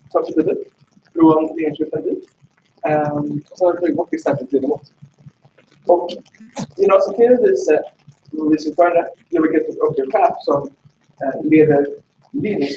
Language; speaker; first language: Swedish; native; Swedish